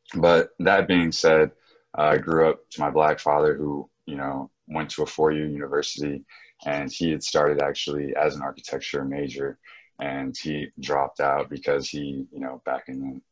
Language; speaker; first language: English; native; English